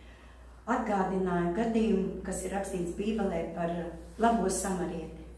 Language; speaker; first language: Latvian; non-native, local second language; Russian